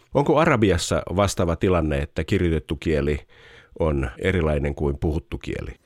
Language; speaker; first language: Finnish; native; Finnish